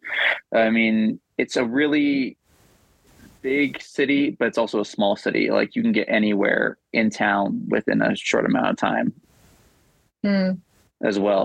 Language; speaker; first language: English; native; English